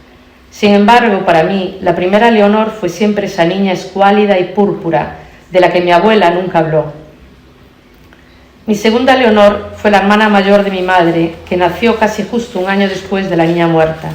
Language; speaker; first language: Spanish; native; Spanish